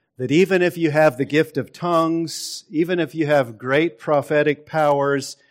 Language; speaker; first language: English; native; English